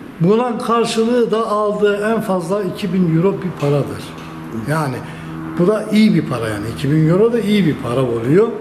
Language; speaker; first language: Turkish; native; Turkish